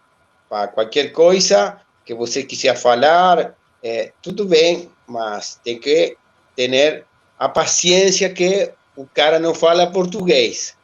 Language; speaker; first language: Portuguese; non-native, learner; Spanish